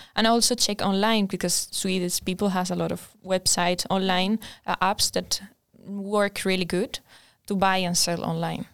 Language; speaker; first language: English; non-native, fluent; Spanish